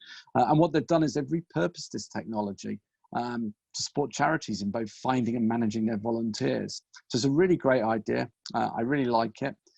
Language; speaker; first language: English; native; English